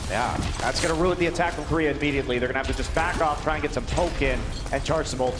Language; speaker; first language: English; native; English